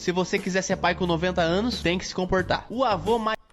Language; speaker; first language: Portuguese; native; Portuguese